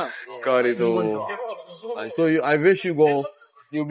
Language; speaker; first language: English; non-native, learner; Korean